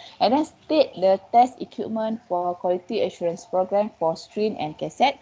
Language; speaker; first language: English; non-native, local second language; Malay